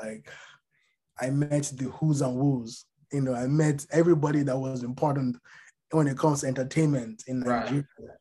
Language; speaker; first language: English; non-native, local second language; Yoruba